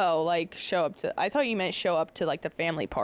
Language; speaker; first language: English; native; English